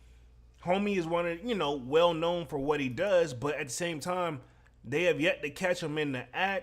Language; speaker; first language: English; native; English